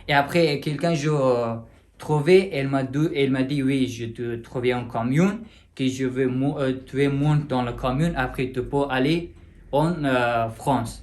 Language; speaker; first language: French; non-native, learner; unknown